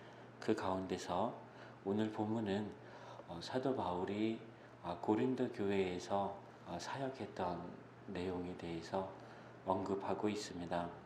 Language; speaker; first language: Korean; native; Korean